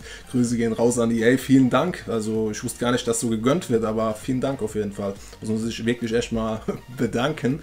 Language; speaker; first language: German; native; German